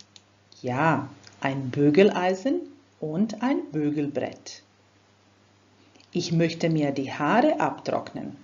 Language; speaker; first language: German; non-native, fluent; Croatian